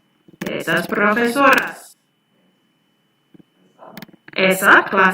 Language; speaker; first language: Spanish; non-native, fluent; English